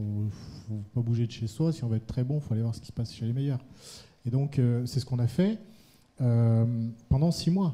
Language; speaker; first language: French; native; French